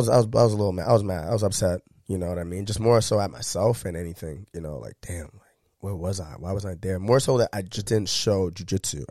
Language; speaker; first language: English; native; English